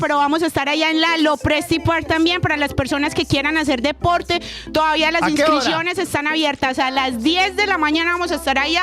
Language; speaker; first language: Spanish; native; Spanish